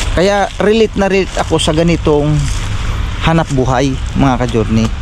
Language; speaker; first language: Filipino; non-native, local second language; Cebuano